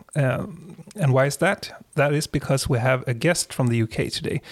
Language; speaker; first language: English; non-native, fluent; Swedish